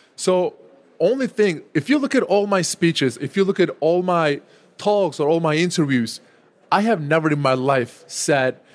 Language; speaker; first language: English; non-native, fluent; Turkish